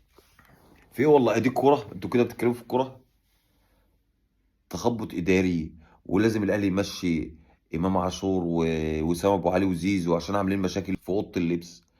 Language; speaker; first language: Arabic; native; Arabic